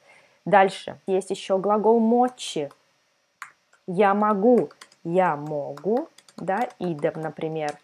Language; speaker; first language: Russian; non-native, fluent; Serbian